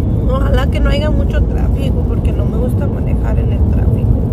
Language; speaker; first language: Spanish; early bilingual, heritage; Spanish